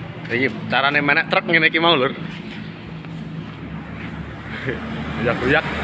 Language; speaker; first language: Indonesian; non-native, local second language; Javanese